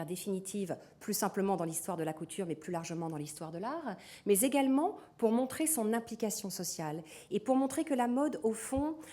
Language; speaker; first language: French; native; French